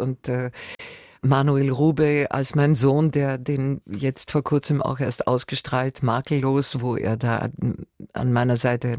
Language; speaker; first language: German; native; German